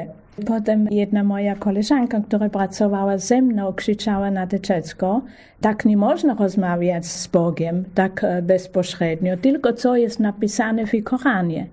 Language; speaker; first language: Polish; non-native, fluent; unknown